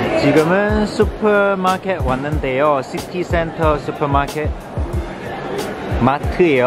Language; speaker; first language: Korean; non-native, learner; Cantonese